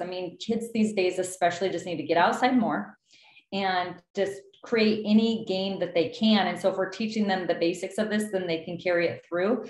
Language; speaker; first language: English; native; English